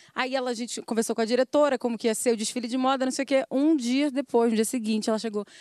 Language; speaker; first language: Portuguese; native; Portuguese